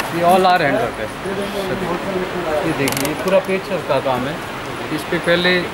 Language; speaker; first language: Hindi; native; Hindi